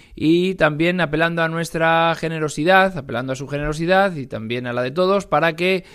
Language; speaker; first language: Spanish; native; Spanish